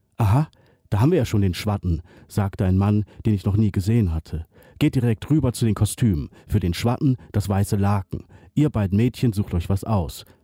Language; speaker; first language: German; native; German